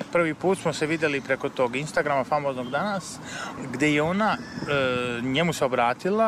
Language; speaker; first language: Serbian; native; Serbian